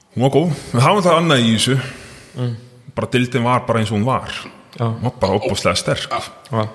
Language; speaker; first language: Icelandic; early bilingual, other home language; Russian